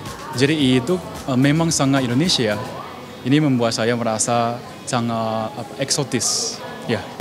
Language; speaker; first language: Indonesian; non-native, local second language; Chinese